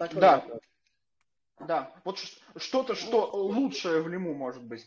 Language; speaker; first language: Russian; native; Russian